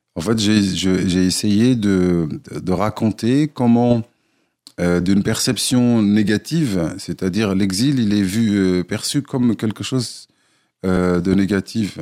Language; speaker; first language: French; non-native, local second language; Arabic